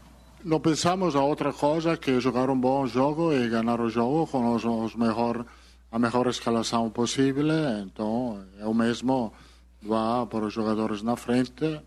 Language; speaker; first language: Portuguese; non-native, learner; Italian